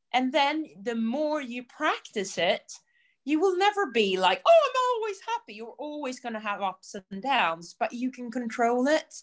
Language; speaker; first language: English; non-native, fluent; Swedish